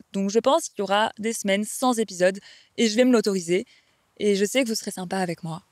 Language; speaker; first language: French; native; French